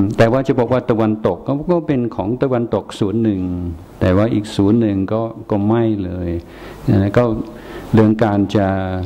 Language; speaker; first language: Thai; non-native, fluent; English